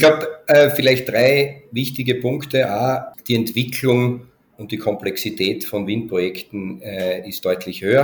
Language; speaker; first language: German; native; German